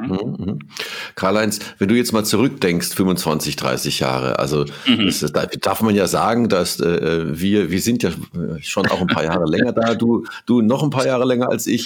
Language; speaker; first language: German; native; German